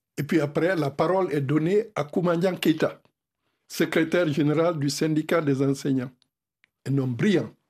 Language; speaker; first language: French; non-native, local second language; Fula